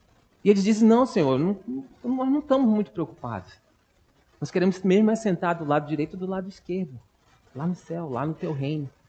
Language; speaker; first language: Portuguese; native; Portuguese